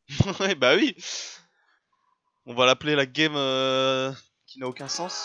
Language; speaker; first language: French; native; French